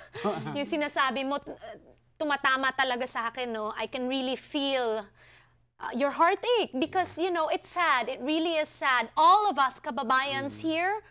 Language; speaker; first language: English; non-native, local second language; Filipino